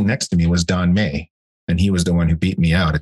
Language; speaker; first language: English; native; English